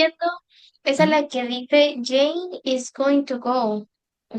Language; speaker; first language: Spanish; native; Spanish